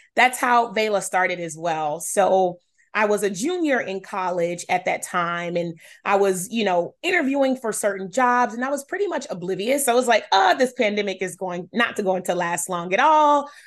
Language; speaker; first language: English; native; English